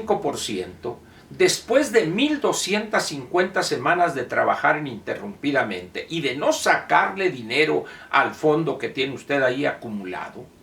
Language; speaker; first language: Spanish; native; Spanish